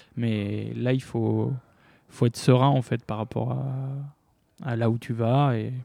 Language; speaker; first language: French; native; French